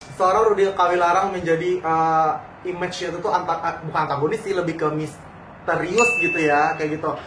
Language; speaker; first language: Indonesian; native; Indonesian